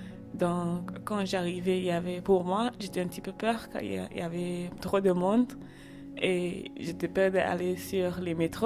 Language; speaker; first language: French; non-native, learner; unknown